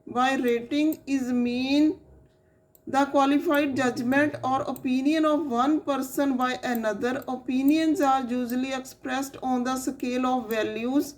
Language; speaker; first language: English; non-native, local second language; Punjabi